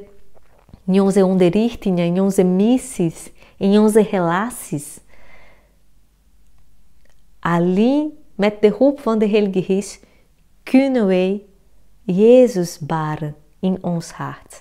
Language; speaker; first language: Dutch; non-native, fluent; Portuguese